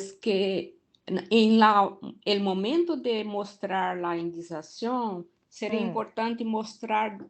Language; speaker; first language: Spanish; non-native, learner; Portuguese